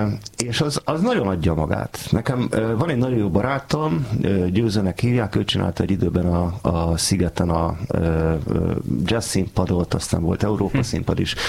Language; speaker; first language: Hungarian; native; Hungarian